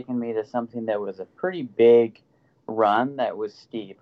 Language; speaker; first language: English; native; English